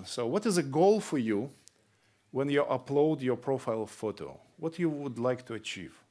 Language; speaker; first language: English; non-native, fluent; Russian